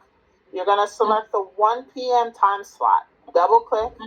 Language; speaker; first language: English; native; English